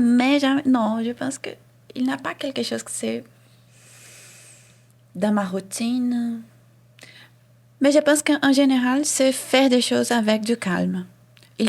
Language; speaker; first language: French; non-native, fluent; Portuguese